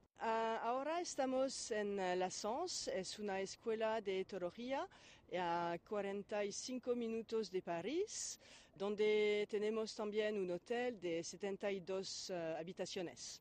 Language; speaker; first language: Spanish; non-native, fluent; French